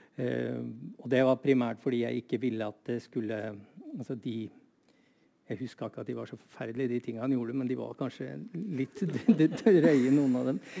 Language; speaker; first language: Norwegian; native; Norwegian